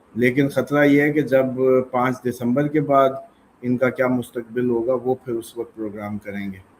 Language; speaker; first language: Urdu; native; Urdu